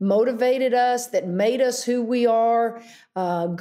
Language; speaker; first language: English; native; English